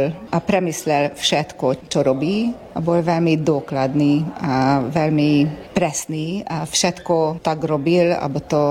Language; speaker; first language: Slovak; early bilingual, heritage; Slovak